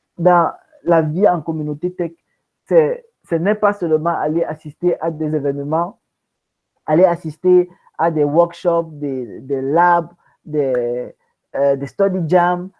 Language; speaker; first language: French; non-native, local second language; English